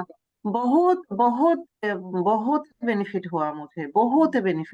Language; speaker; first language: Hindi; non-native, learner; Bangla